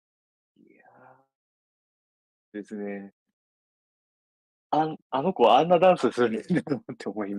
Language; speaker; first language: Japanese; native; Japanese